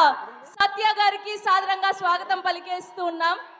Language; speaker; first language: Telugu; native; Telugu